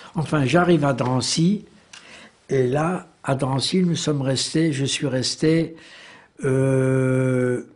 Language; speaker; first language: French; native; French